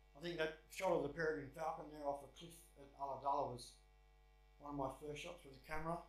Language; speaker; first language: English; native; English